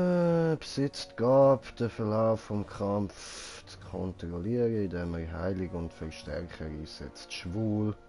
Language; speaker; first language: German; native; German